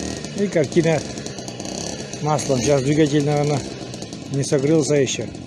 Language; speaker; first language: Russian; native; Russian